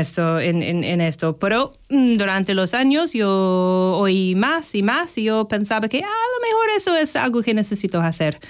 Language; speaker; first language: Spanish; non-native, fluent; English